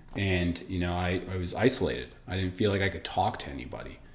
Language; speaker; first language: English; early bilingual, other home language; Italian